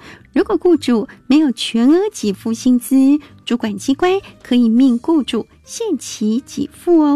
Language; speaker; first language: Chinese; native; Chinese